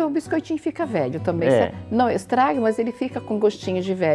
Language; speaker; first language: Portuguese; native; Portuguese